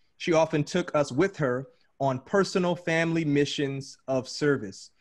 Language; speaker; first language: English; native; English